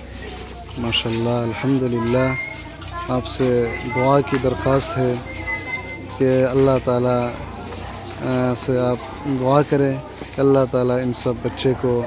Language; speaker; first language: Hindi; non-native, local second language; Bangla